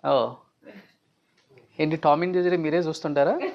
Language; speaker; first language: Telugu; native; Telugu